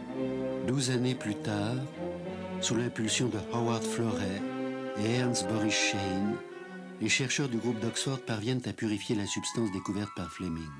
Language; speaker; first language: French; native; French